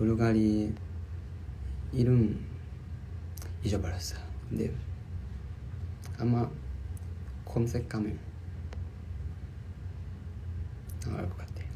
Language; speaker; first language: Korean; non-native, learner; Japanese